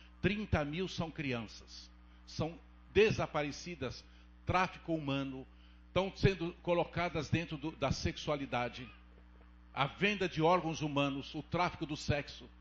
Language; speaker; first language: Portuguese; native; Portuguese